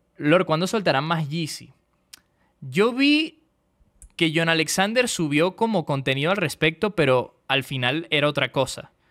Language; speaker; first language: Spanish; native; Spanish